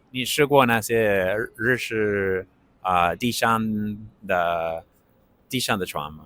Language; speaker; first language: Chinese; non-native, learner; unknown